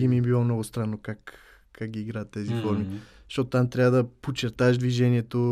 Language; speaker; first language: Bulgarian; native; Bulgarian